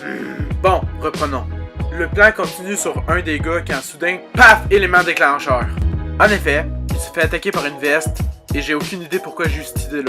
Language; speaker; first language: French; native; French